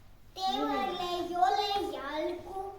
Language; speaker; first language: Estonian; non-native, local second language; Russian